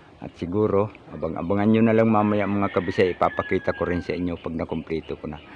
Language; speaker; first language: Filipino; native; Filipino